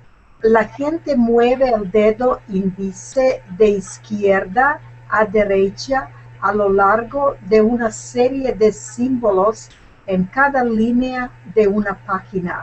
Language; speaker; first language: Spanish; non-native, learner; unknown